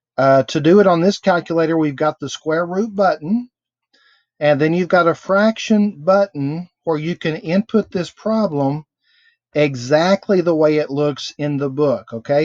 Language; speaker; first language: English; native; English